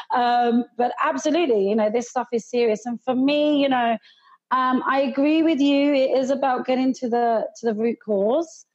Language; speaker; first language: English; early bilingual, other home language; Hindi